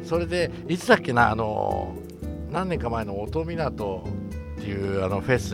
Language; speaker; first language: Japanese; native; Japanese